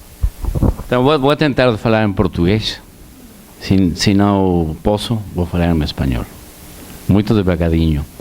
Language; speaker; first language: Portuguese; non-native, learner; Spanish